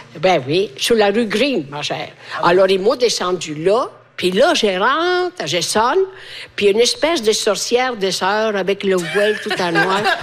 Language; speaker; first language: French; non-native, fluent; Italian